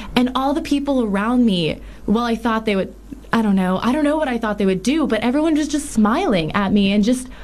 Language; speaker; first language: English; native; English